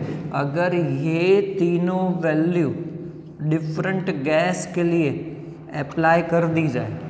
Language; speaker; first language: Hindi; non-native, local second language; Gujarati